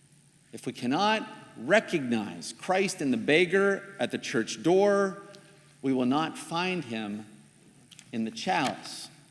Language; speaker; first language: English; native; English